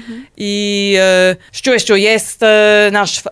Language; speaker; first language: Russian; non-native, learner; English